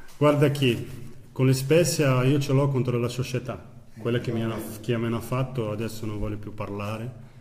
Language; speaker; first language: Italian; non-native, fluent; Portuguese